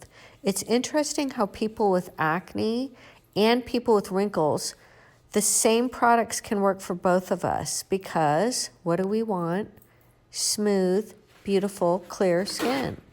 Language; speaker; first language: English; native; English